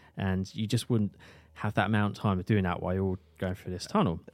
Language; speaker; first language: English; native; English